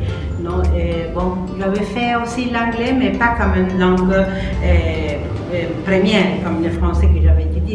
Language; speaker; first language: French; non-native, fluent; Spanish